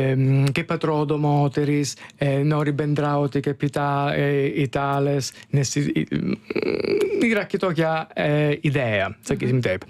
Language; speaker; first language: Lithuanian; non-native, learner; Italian